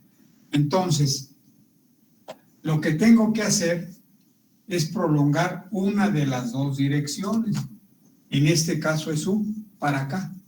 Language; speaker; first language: Spanish; native; Spanish